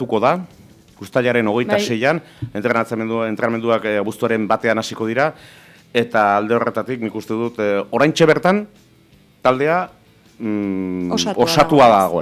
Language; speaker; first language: Basque; native; Basque